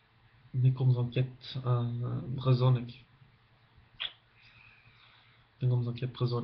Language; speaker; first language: French; non-native, fluent; Dutch